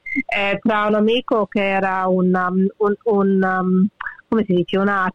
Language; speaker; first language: Italian; early bilingual, heritage; English